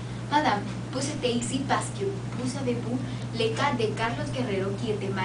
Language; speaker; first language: French; non-native, learner; Spanish